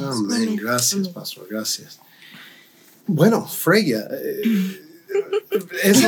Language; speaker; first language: Spanish; non-native, fluent; English